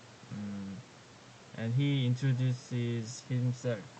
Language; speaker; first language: English; non-native, learner; Korean